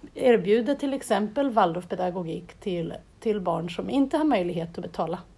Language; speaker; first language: Swedish; non-native, fluent; Portuguese